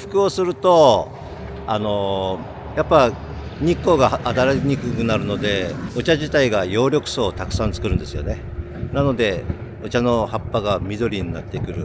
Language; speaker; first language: Japanese; native; Japanese